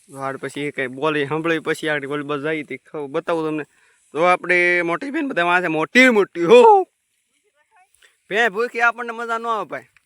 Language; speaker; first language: Gujarati; native; Gujarati